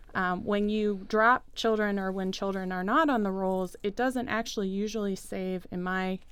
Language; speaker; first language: English; native; English